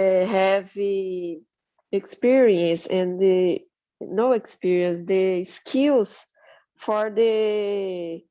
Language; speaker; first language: English; non-native, learner; Portuguese